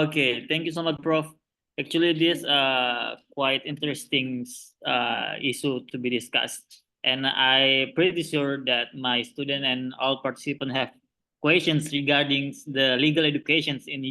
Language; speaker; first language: English; non-native, learner; Indonesian